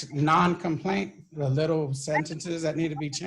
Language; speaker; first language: English; native; English